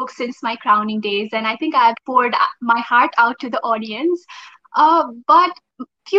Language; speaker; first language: English; non-native, local second language; Nepali